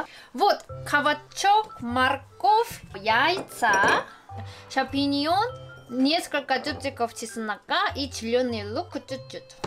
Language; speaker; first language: Russian; non-native, fluent; Korean